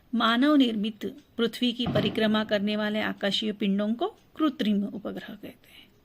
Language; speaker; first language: Hindi; non-native, local second language; Telugu